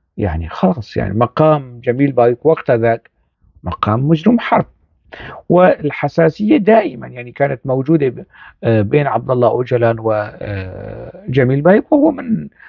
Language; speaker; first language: Arabic; non-native, local second language; Kurdish